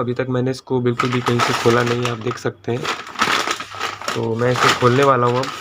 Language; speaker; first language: Hindi; native; Hindi